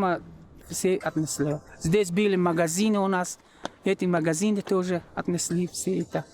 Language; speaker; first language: Russian; non-native, local second language; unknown